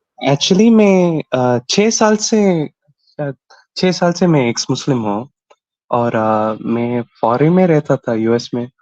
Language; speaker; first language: Hindi; non-native, local second language; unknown